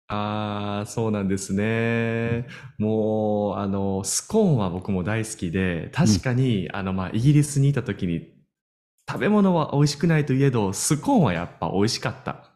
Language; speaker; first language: Japanese; native; Japanese